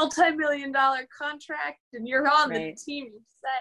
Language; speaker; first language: English; native; English